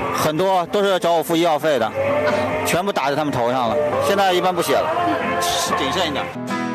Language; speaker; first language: Chinese; native; Chinese